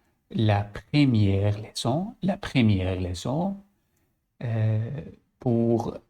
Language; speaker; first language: French; non-native, learner; Arabic